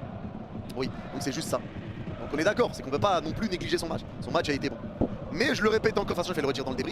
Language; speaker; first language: French; native; French